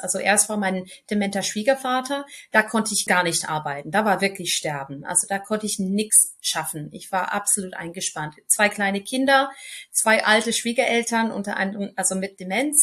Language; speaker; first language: German; non-native, fluent; English